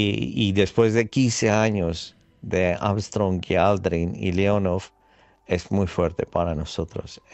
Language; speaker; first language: Spanish; non-native, fluent; Armenian